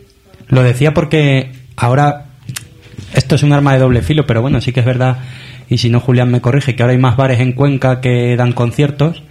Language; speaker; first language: Spanish; native; Spanish